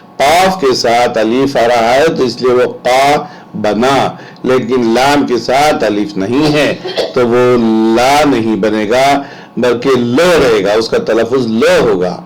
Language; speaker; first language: Urdu; native; Urdu